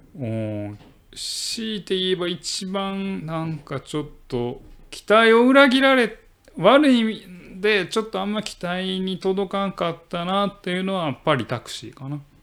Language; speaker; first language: Japanese; native; Japanese